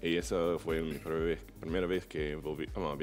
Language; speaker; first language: Spanish; non-native, learner; English